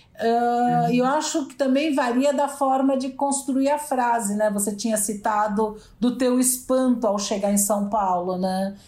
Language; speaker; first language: Portuguese; native; Portuguese